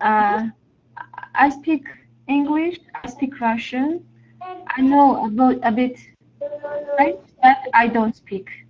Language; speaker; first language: English; non-native, learner; Armenian